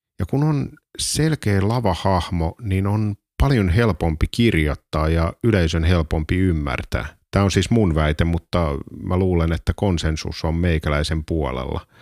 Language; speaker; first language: Finnish; native; Finnish